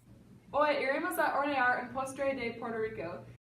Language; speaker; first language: Spanish; non-native, learner; English